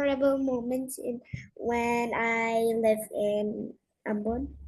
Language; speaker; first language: English; non-native, learner; Indonesian